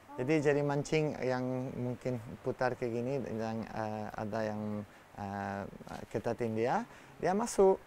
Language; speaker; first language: Indonesian; non-native, learner; Italian